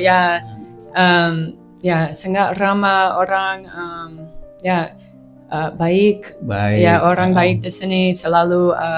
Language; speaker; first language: Indonesian; non-native, learner; English